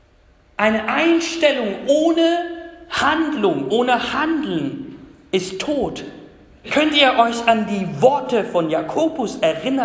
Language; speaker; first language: German; non-native, fluent; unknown